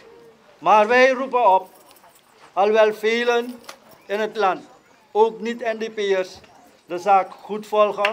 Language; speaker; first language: Dutch; native; Dutch